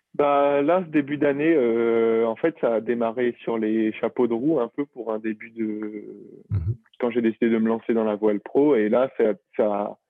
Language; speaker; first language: French; native; French